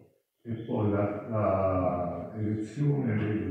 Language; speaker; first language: Italian; native; Italian